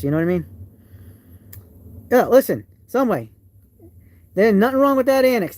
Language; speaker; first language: English; native; English